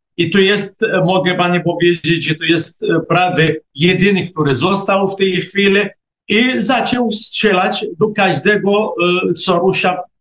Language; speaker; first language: Polish; non-native, fluent; Arabic